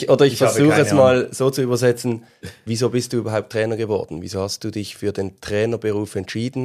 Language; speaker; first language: German; native; German